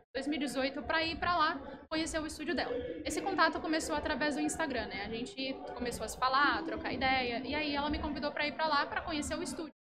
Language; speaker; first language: Portuguese; native; Portuguese